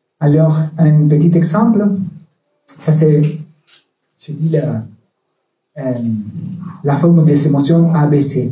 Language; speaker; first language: French; non-native, learner; Spanish